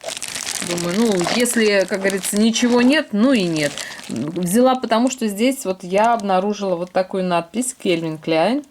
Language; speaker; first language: Russian; native; Russian